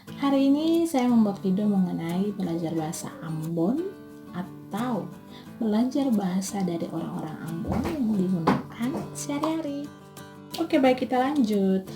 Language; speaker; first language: Indonesian; native; Indonesian